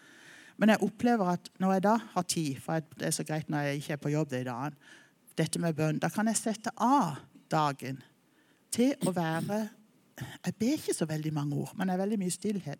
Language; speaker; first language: Norwegian; native; Norwegian